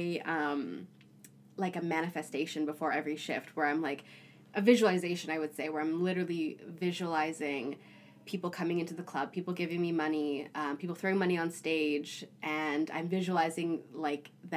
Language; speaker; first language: English; native; English